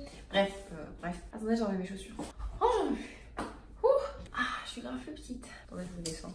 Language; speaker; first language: French; early bilingual, other home language; Arabic